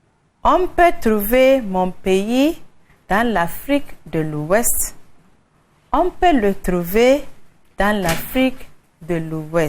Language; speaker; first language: French; non-native, fluent; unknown